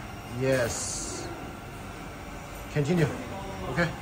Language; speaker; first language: English; non-native, learner; Chinese